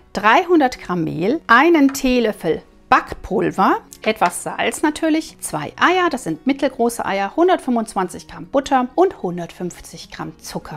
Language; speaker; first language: German; native; German